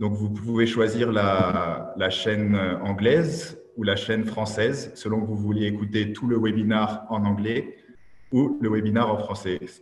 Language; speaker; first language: French; native; French